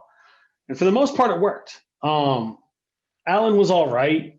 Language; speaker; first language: English; native; English